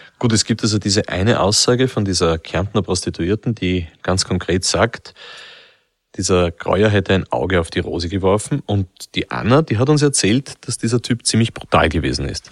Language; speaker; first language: German; native; German